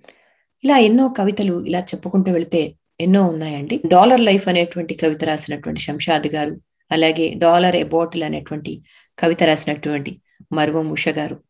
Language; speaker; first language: Telugu; native; Telugu